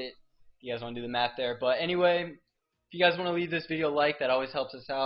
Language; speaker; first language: English; native; English